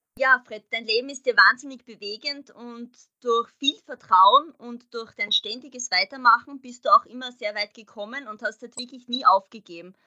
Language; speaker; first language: German; native; German